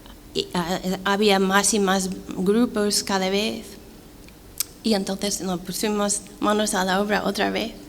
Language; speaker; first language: Spanish; non-native, fluent; English